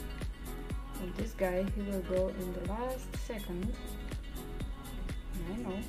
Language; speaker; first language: English; non-native, learner; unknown